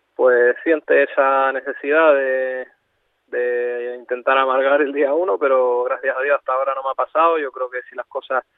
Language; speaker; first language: Spanish; native; Spanish